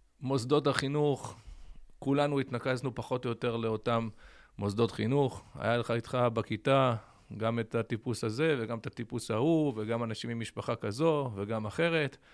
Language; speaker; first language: Hebrew; early bilingual, other home language; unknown